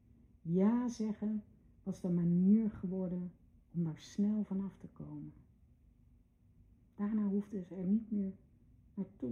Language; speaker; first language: Dutch; native; Dutch